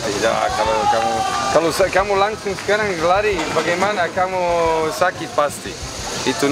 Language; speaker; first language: Indonesian; non-native, learner; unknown